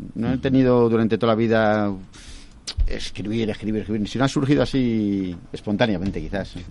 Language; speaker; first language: Spanish; native; Spanish